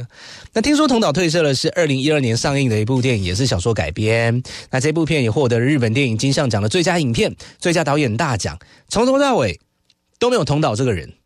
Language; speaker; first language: Chinese; native; Chinese